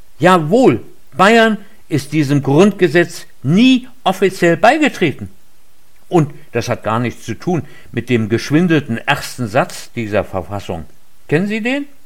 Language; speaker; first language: German; native; German